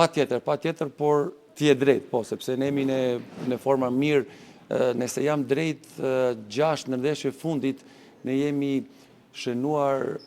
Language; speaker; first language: Albanian; non-native, learner; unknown